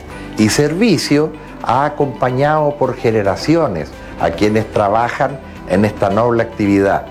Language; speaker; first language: Spanish; native; Spanish